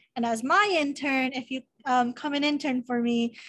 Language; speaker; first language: English; native; English